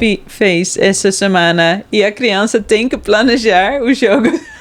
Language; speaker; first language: Portuguese; non-native, fluent; Dutch